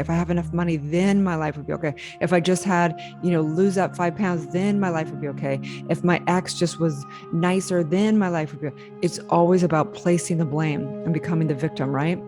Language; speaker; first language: English; native; English